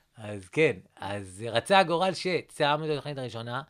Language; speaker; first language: Hebrew; native; Hebrew